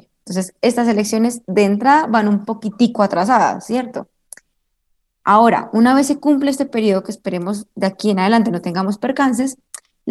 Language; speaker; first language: Spanish; native; Spanish